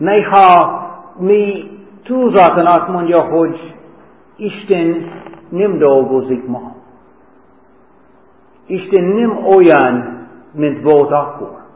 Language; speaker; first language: Hungarian; non-native, fluent; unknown